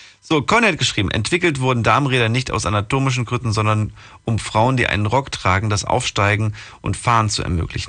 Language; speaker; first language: German; native; German